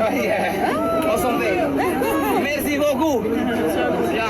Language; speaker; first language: English; non-native, learner; Indonesian